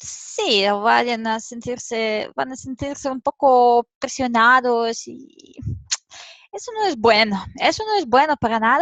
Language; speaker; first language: Spanish; non-native, fluent; Serbian